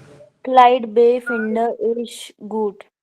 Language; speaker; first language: German; non-native, learner; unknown